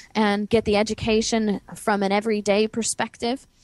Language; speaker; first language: English; native; English